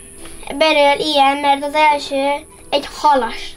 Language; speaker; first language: Hungarian; early bilingual, heritage; Hungarian